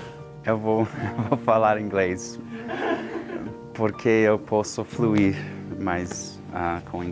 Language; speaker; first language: Portuguese; non-native, learner; English